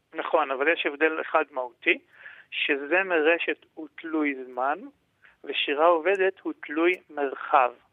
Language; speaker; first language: Hebrew; native; Hebrew